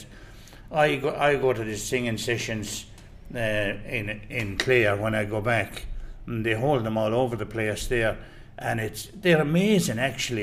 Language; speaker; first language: English; native; English